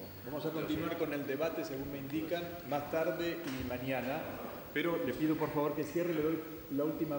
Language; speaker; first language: Spanish; native; Spanish